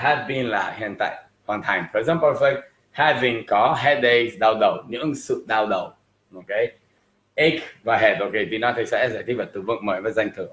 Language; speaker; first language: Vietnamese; non-native, fluent; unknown